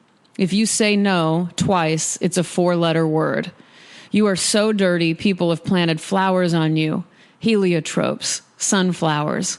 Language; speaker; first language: English; native; English